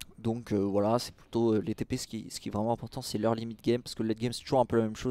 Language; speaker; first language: French; native; French